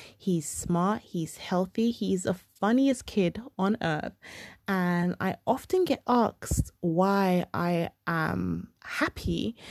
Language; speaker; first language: English; early bilingual, other home language; Yoruba